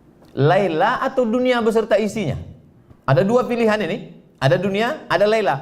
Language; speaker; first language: Indonesian; native; Indonesian